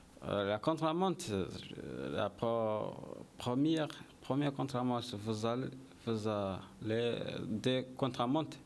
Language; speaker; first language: French; non-native, learner; Kinyarwanda